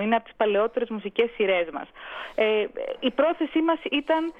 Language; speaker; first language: Greek; native; Greek